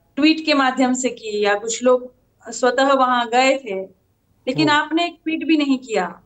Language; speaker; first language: Hindi; non-native, local second language; Gujarati